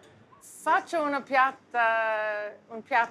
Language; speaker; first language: Italian; non-native, learner; English